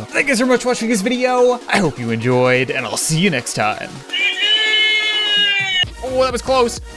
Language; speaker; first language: English; native; English